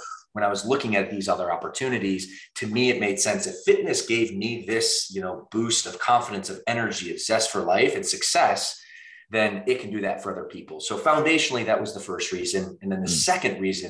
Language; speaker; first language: English; native; English